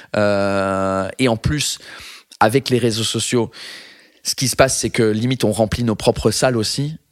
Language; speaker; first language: French; non-native, fluent; English